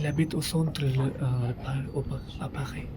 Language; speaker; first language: French; non-native, learner; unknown